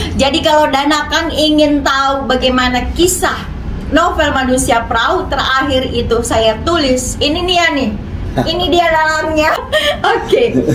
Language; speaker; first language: Indonesian; non-native, local second language; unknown